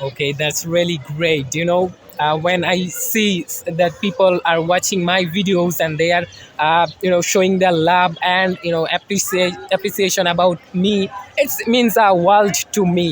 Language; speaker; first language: English; non-native, fluent; Bangla